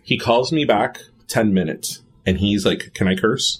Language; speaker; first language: English; early bilingual, other home language; Spanish